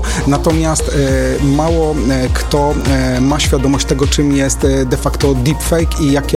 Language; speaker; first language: Polish; native; Polish